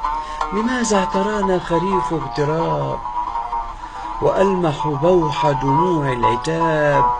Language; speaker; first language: Arabic; native; Arabic